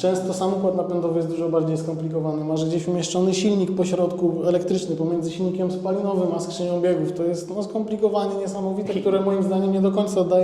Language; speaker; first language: Polish; native; Polish